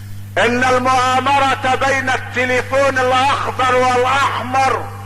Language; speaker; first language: Arabic; native; Arabic